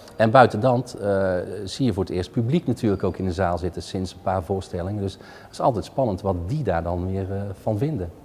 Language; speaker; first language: Dutch; native; Dutch